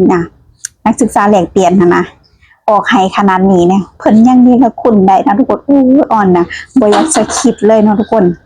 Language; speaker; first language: Thai; non-native, local second language; Northeastern Thai